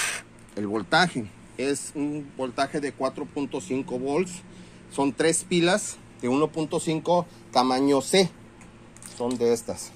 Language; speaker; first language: Spanish; native; Spanish